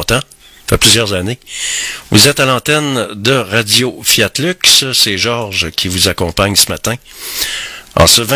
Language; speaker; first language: French; native; French